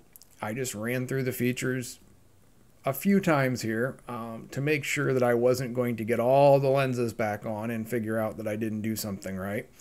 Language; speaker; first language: English; native; English